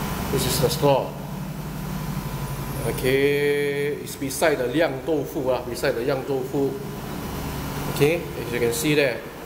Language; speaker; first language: English; non-native, local second language; Chinese